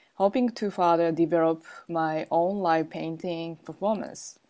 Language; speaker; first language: English; non-native, learner; Japanese